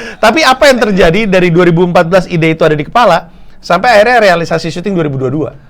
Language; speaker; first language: Indonesian; native; Indonesian